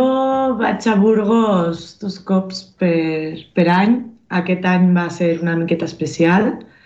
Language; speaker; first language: Catalan; non-native, local second language; Spanish